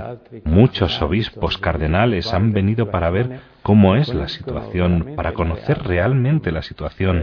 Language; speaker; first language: Spanish; non-native, fluent; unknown